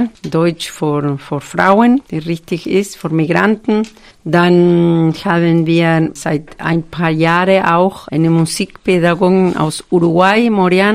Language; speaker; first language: German; non-native, fluent; Spanish